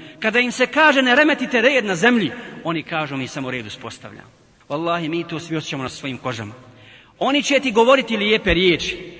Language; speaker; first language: Bosnian; native; Bosnian